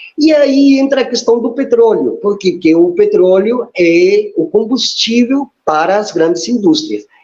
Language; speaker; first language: Portuguese; non-native, fluent; Spanish